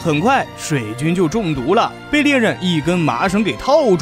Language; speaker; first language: Chinese; native; Chinese